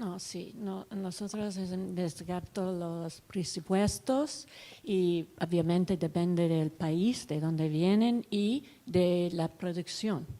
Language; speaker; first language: Spanish; non-native, learner; English